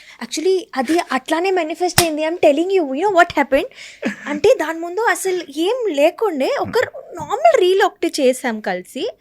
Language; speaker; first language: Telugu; native; Telugu